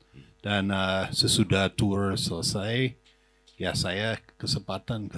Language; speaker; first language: Indonesian; non-native, fluent; English